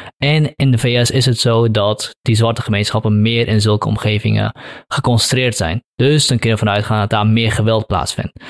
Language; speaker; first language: Dutch; early bilingual, other home language; Kurdish